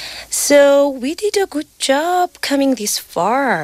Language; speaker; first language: English; non-native, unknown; Korean